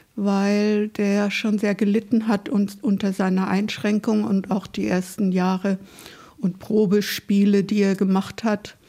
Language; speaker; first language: German; native; German